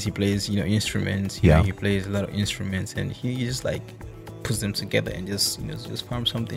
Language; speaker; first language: English; non-native, local second language; Esan